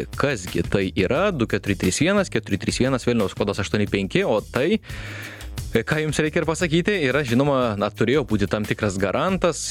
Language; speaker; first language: Lithuanian; native; Lithuanian